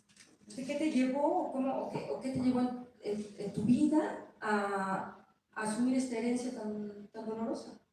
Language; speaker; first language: Spanish; native; Spanish